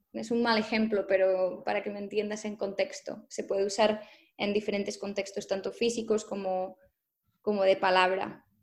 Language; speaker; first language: Spanish; native; Spanish